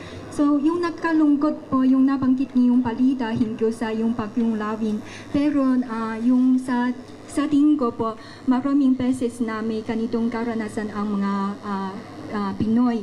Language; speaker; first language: Filipino; non-native, learner; Chinese